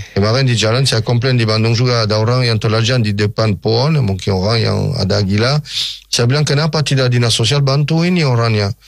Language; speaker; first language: Indonesian; non-native, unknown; French